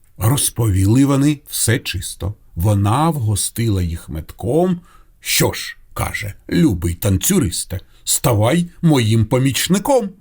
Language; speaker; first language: Ukrainian; non-native, local second language; Russian